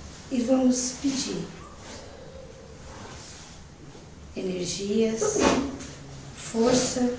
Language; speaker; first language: Portuguese; native; Portuguese